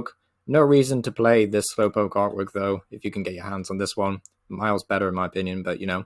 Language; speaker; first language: English; native; English